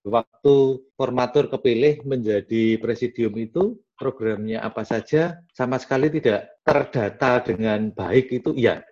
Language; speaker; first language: Indonesian; non-native, local second language; Javanese